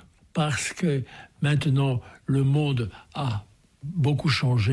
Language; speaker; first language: French; native; French